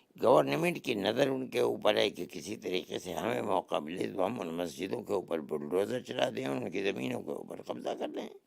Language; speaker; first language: Urdu; native; Urdu